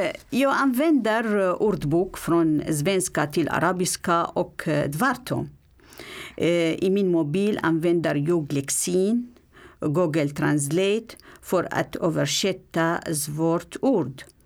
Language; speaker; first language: Swedish; non-native, learner; Arabic